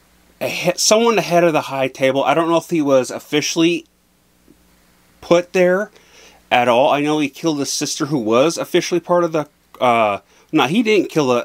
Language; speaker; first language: English; native; English